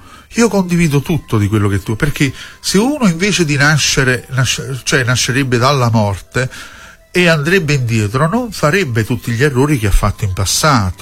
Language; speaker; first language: Italian; native; Italian